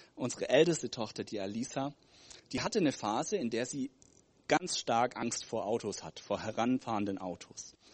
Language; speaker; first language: German; native; German